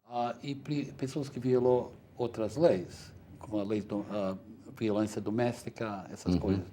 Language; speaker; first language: Portuguese; non-native, fluent; Spanish